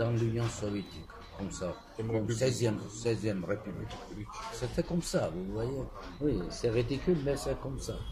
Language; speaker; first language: French; non-native, fluent; Armenian